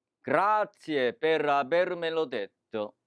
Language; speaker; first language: Italian; non-native, fluent; Korean